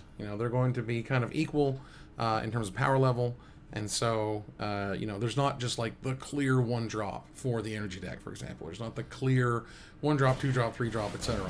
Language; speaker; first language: English; native; English